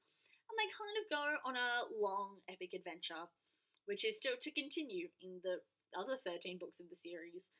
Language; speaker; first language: English; native; English